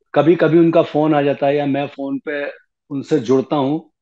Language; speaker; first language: Hindi; native; Hindi